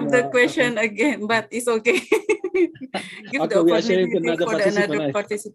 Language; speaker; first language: English; non-native, fluent; Indonesian